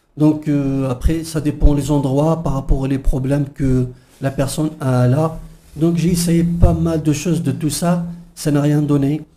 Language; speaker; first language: French; non-native, local second language; Kabyle